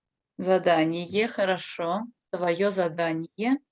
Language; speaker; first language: Russian; non-native, fluent; Spanish